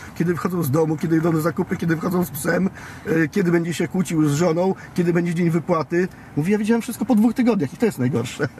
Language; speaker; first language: Polish; native; Polish